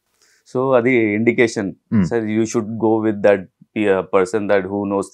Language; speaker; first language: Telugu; non-native, local second language; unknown